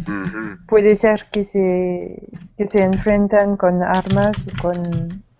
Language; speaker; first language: Spanish; non-native, learner; French